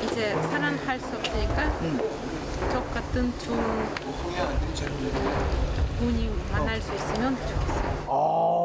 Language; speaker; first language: Korean; non-native, learner; Russian